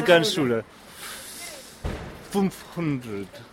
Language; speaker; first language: German; non-native, learner; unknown